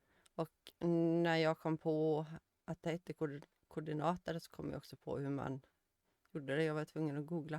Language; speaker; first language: Swedish; native; Swedish